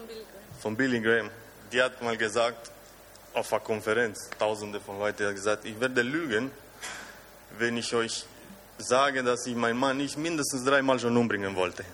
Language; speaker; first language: German; non-native, fluent; Romanian